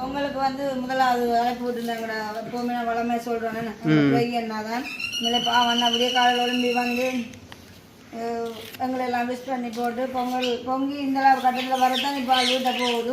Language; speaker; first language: Tamil; native; Tamil